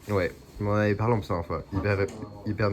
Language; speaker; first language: French; native; French